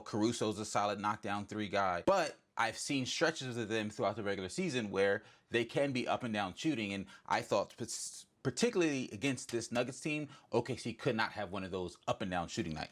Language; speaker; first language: English; native; English